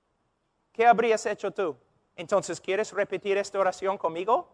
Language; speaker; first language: Spanish; non-native, fluent; English